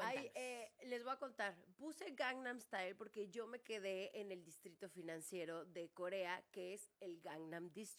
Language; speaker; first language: Spanish; native; Spanish